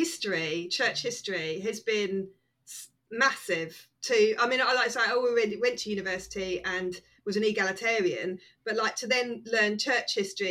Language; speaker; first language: English; native; English